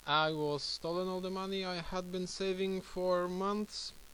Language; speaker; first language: English; non-native, fluent; Polish